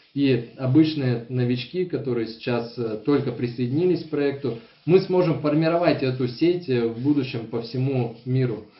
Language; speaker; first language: Russian; native; Russian